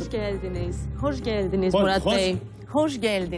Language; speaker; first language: Turkish; non-native, fluent; Greek